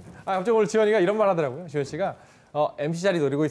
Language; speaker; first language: Korean; native; Korean